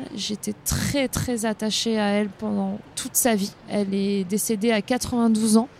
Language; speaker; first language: French; native; French